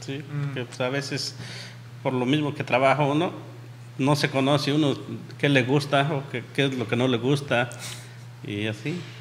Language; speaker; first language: Spanish; native; Spanish